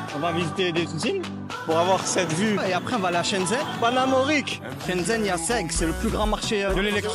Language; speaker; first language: French; native; French